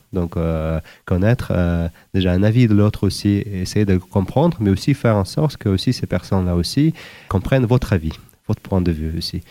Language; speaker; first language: French; non-native, fluent; Uzbek